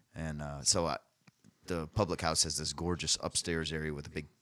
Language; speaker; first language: English; native; English